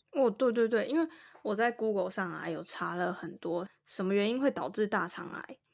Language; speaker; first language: Chinese; native; Chinese